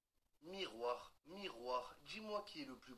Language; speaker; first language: French; native; French